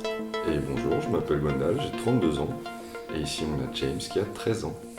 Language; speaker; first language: French; native; French